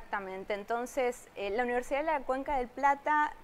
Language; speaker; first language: Spanish; native; Spanish